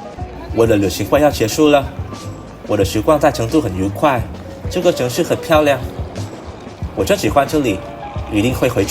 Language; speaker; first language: Chinese; non-native, learner; Vietnamese